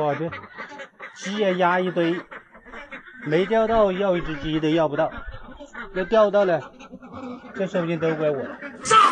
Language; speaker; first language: Chinese; native; Chinese